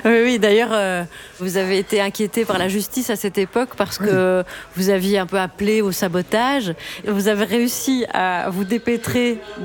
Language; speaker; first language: French; native; French